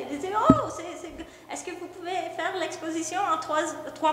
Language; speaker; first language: French; non-native, local second language; English